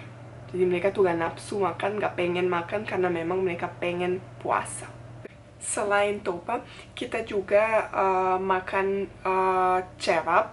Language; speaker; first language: Indonesian; non-native, fluent; Bosnian